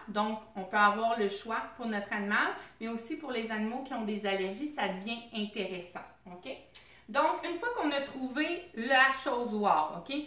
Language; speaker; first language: French; native; French